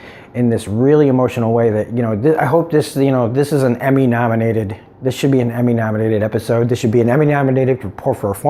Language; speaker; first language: English; native; English